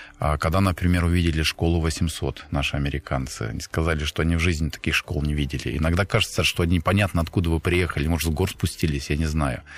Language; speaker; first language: Russian; non-native, fluent; German